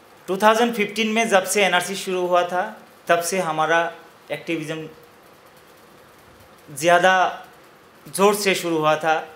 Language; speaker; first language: Hindi; non-native, local second language; Bangla